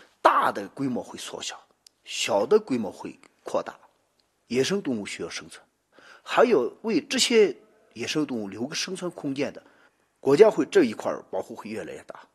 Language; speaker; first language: Chinese; non-native, local second language; Tibetan